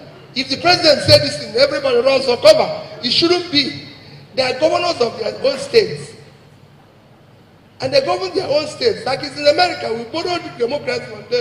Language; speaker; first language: English; non-native, local second language; Igbo